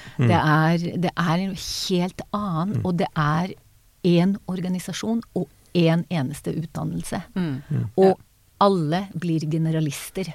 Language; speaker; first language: Norwegian; non-native, fluent; Hebrew